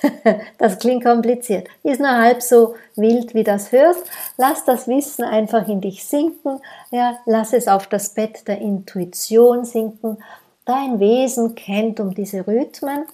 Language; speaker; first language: German; native; German